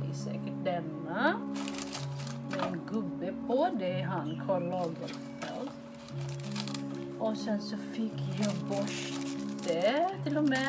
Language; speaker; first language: Swedish; non-native, fluent; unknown